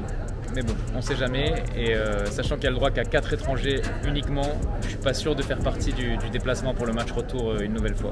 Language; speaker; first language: French; native; French